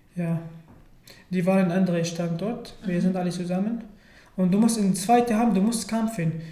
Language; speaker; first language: German; non-native, fluent; Arabic